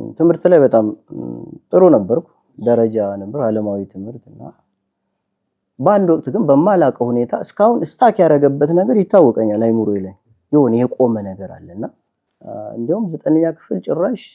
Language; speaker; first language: Amharic; native; Amharic